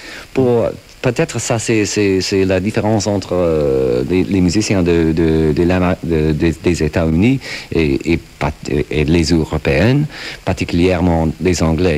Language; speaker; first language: French; non-native, fluent; English